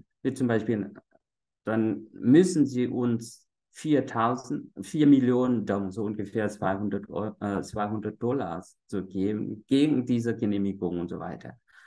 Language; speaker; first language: German; non-native, fluent; Vietnamese